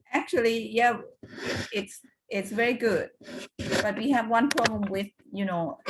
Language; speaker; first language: English; non-native, fluent; Lao